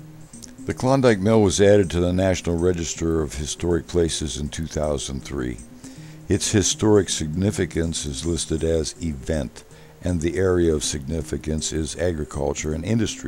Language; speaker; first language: English; native; English